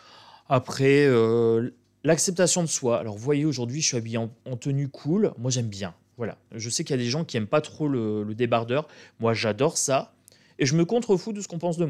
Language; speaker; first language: French; native; French